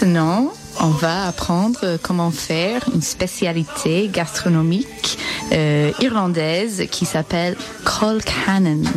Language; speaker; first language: French; non-native, fluent; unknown